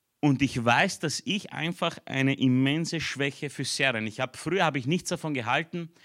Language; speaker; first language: German; early bilingual, other home language; Romanian